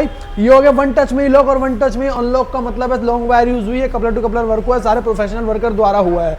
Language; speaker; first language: Hindi; native; Hindi